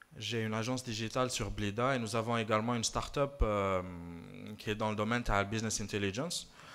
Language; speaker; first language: French; non-native, local second language; Arabic